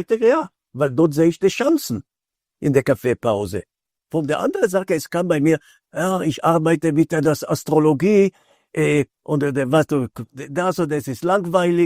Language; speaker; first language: German; non-native, fluent; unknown